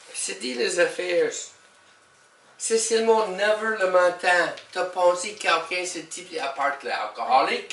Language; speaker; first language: French; non-native, learner; English